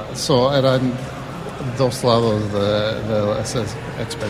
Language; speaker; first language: Spanish; early bilingual, heritage; English